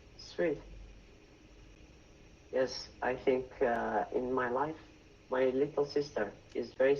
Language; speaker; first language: English; non-native, learner; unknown